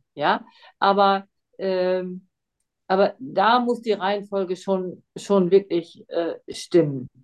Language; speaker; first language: German; native; German